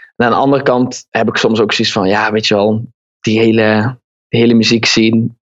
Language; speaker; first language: Dutch; native; Dutch